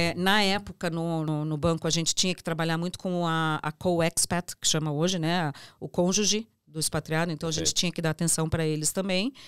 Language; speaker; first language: Portuguese; early bilingual, heritage; Portuguese